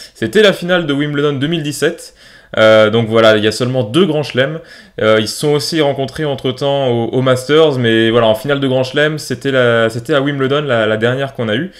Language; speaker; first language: French; native; French